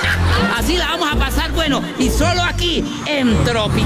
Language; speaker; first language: Spanish; native; Spanish